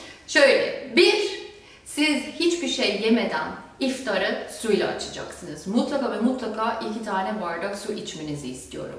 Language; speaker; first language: Turkish; non-native, fluent; German